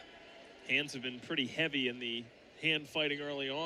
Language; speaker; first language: English; native; English